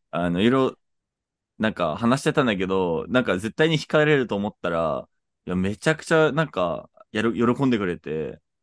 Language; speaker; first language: Japanese; non-native, fluent; English